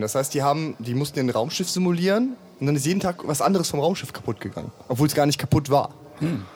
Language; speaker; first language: German; native; German